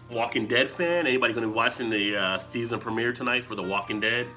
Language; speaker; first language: English; native; English